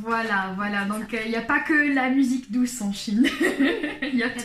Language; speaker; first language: French; non-native, local second language; Arabic